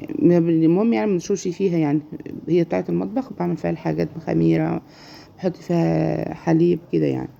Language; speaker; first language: Arabic; native; Arabic